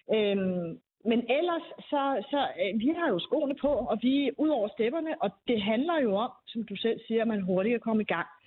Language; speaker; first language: Danish; native; Danish